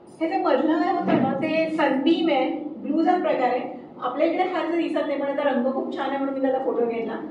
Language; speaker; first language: Marathi; native; Marathi